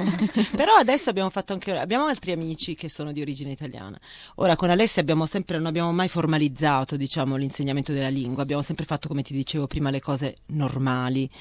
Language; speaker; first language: Italian; native; Italian